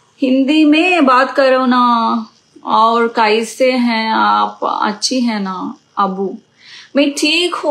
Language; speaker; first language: Hindi; non-native, local second language; Telugu